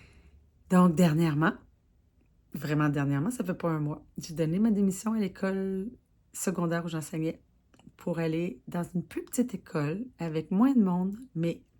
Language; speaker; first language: French; native; French